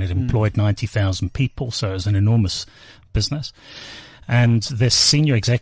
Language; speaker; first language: English; native; English